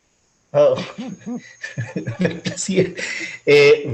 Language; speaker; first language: French; non-native, learner; Spanish